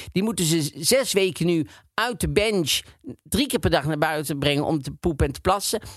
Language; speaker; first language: Dutch; native; Dutch